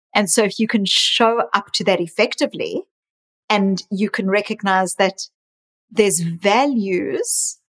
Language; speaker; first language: English; native; English